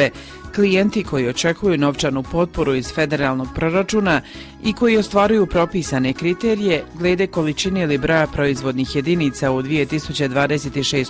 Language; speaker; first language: Bosnian; native; Bosnian